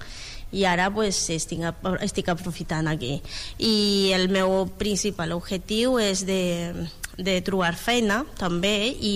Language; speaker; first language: Catalan; non-native, learner; Spanish